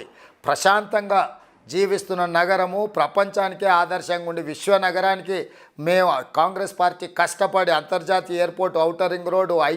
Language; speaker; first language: Telugu; native; Telugu